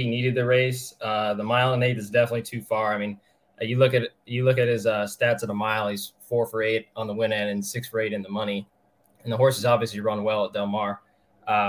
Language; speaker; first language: English; native; English